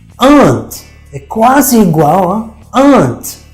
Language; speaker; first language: Portuguese; non-native, fluent; English